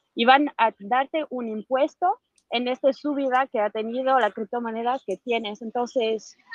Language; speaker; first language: Spanish; non-native, fluent; French